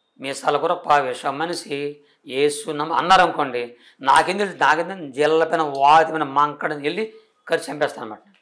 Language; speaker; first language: Telugu; non-native, local second language; Koya